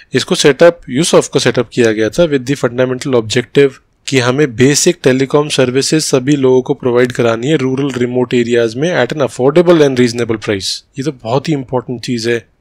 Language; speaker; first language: Hindi; native; Hindi